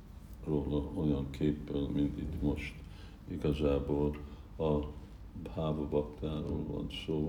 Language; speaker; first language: Hungarian; early bilingual, heritage; Hungarian